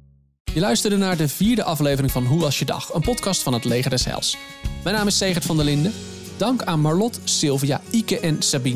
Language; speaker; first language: Dutch; native; Dutch